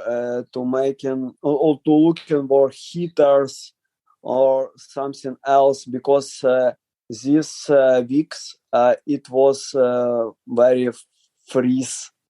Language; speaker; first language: English; non-native, learner; Ukrainian